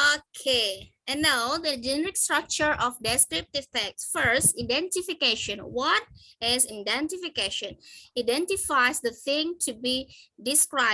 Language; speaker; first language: English; non-native, fluent; Indonesian